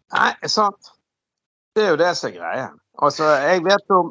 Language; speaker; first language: Norwegian; native; Norwegian